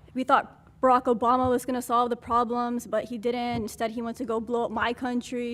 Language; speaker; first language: English; early bilingual, other home language; Arabic